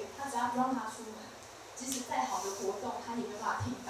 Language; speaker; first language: Chinese; native; Chinese